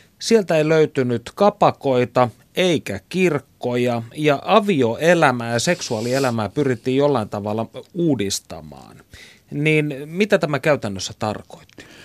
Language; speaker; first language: Finnish; native; Finnish